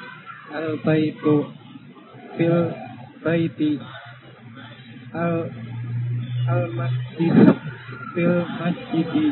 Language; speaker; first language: Arabic; non-native, learner; Indonesian